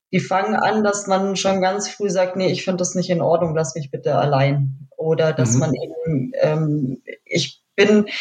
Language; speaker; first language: German; native; German